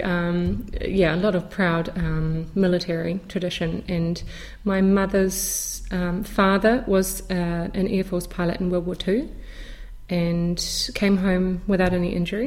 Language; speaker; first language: English; native; English